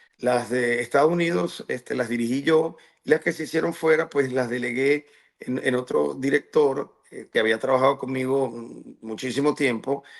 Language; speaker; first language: Spanish; native; Spanish